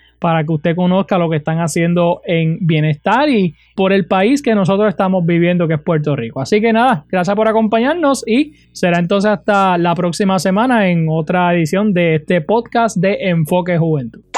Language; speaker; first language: Spanish; native; Spanish